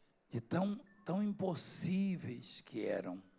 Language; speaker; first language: Portuguese; native; Portuguese